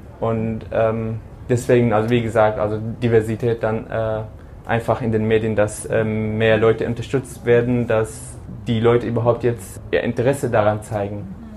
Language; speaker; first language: German; early bilingual, other home language; Arabic